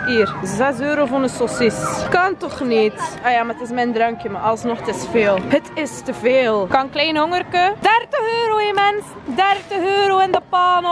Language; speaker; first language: Dutch; native; Dutch